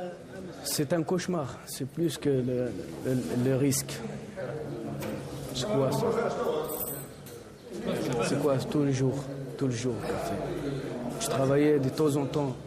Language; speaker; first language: French; non-native, local second language; Arabic